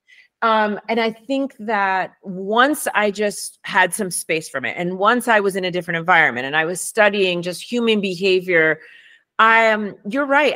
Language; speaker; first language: English; early bilingual, other home language; Spanish